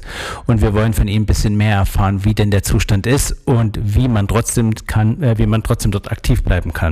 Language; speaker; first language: German; native; German